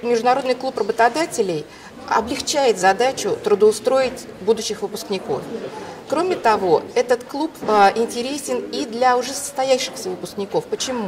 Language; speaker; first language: Russian; native; Russian